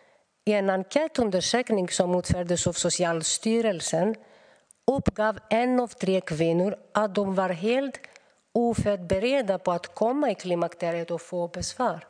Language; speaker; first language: Swedish; non-native, fluent; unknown